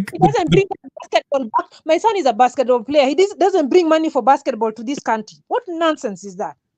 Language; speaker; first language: English; non-native, local second language; Swahili